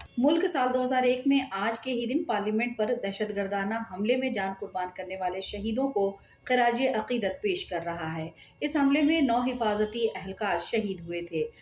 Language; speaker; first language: Urdu; native; Urdu